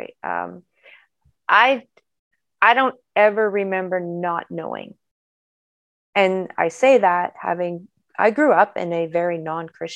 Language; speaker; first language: English; native; English